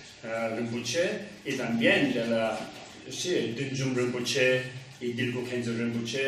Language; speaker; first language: Spanish; non-native, learner; Tibetan